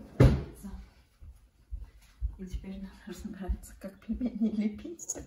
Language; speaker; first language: Russian; early bilingual, heritage; Russian